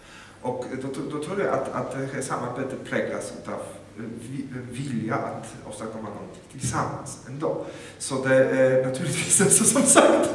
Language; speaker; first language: Swedish; non-native, fluent; Polish